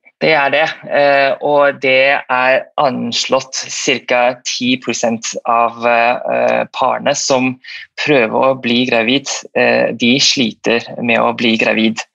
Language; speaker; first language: Norwegian; non-native, fluent; Malay